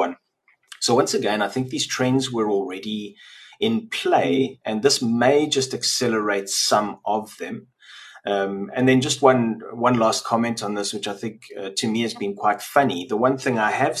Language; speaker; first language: English; native; English